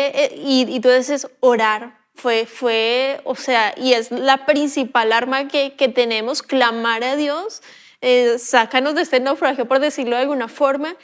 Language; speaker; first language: Spanish; native; Spanish